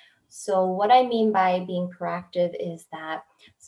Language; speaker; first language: English; native; English